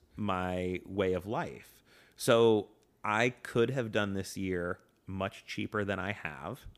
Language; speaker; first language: English; native; English